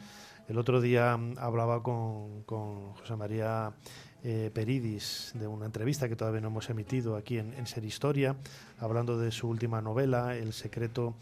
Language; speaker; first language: Spanish; native; Spanish